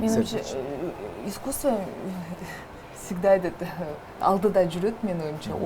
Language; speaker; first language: Kyrgyz; non-native, local second language; Russian